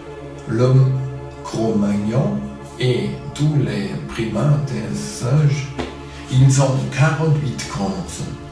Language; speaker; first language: French; non-native, fluent; German